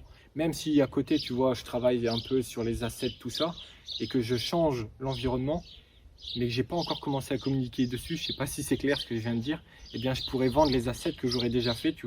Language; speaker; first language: French; native; French